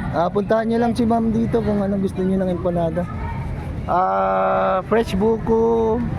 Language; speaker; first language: Filipino; non-native, local second language; Iloko